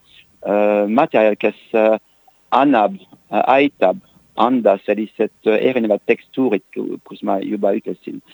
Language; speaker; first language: Estonian; non-native, learner; French